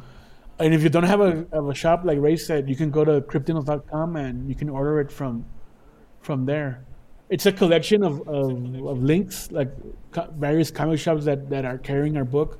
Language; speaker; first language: English; early bilingual, other home language; Spanish